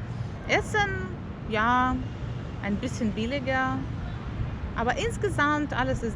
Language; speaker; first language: German; non-native, learner; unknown